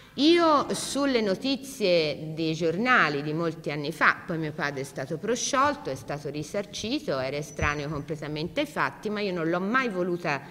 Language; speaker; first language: Italian; native; Italian